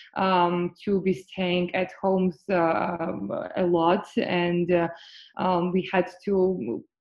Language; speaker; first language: English; non-native, fluent; Georgian